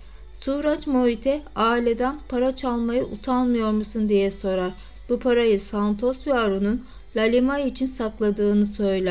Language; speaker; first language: Turkish; native; Turkish